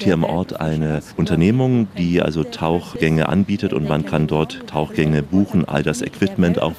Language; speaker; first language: German; native; German